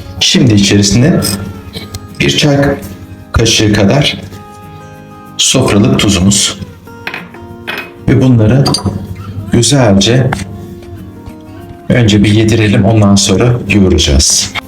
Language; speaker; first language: Turkish; native; Turkish